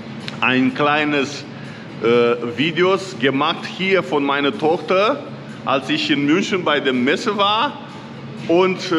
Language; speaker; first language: German; non-native, learner; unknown